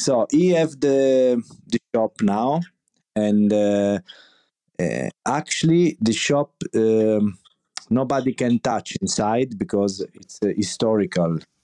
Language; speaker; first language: English; non-native, learner; Italian